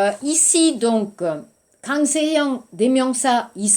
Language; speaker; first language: Korean; non-native, learner; French